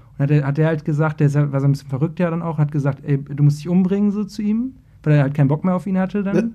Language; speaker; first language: German; native; German